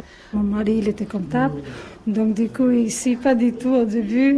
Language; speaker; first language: French; non-native, fluent; Albanian